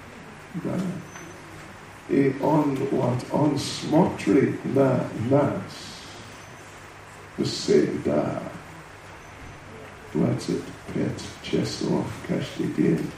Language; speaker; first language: Russian; non-native, learner; English